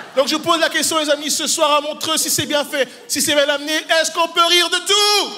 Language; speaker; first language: French; early bilingual, other home language; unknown